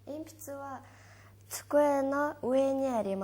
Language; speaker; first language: Japanese; non-native, learner; Mongolian